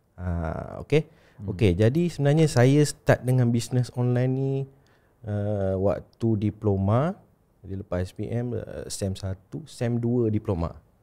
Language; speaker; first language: Malay; native; Malay